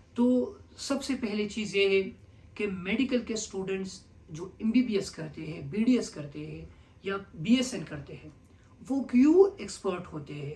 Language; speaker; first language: Urdu; non-native, local second language; Pashto